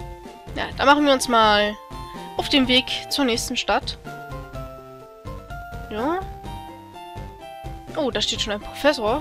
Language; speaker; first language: German; native; German